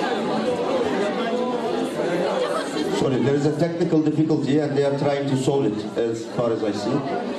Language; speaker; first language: English; non-native, fluent; Turkish